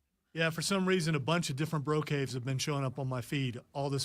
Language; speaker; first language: English; native; English